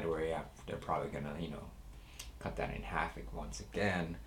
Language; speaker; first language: English; native; English